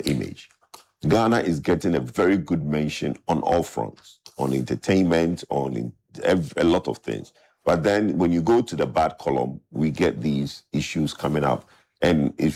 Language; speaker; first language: English; non-native, local second language; Akan